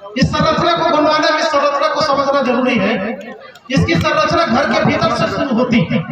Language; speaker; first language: Hindi; non-native, local second language; Gondi